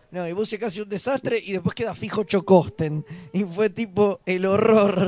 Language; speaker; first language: Spanish; native; Spanish